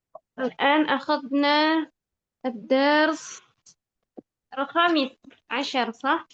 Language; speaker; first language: Arabic; non-native, fluent; Indonesian